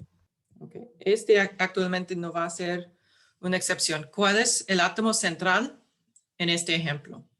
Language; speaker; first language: Spanish; early bilingual, heritage; English